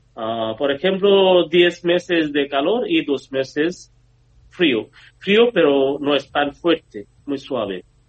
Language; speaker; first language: Spanish; non-native, learner; Bangla